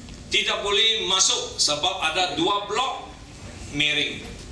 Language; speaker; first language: Malay; non-native, local second language; Chinese